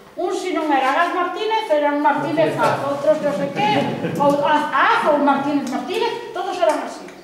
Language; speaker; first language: Galician; native; Galician